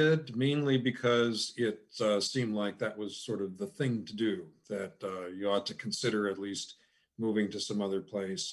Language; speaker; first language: English; native; English